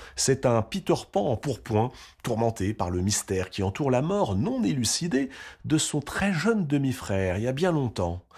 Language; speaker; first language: French; native; French